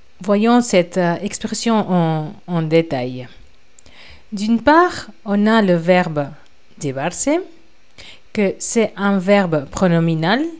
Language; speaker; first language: French; non-native, fluent; Spanish